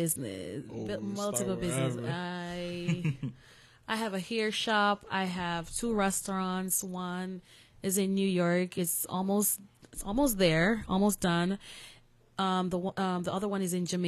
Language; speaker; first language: English; non-native, local second language; Jamaican Creole English